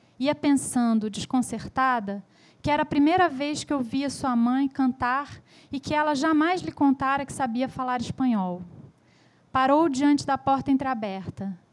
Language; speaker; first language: Portuguese; early bilingual, other home language; Spanish